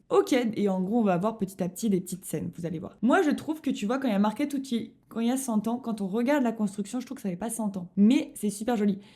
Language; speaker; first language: French; native; French